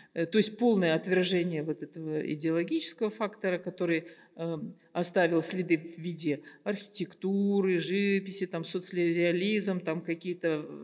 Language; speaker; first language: Russian; native; Russian